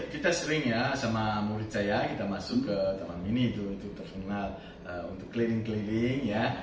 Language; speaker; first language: Indonesian; non-native, fluent; French